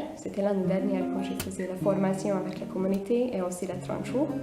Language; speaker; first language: French; non-native, fluent; Hungarian